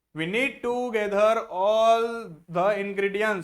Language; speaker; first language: English; non-native, local second language; Gujarati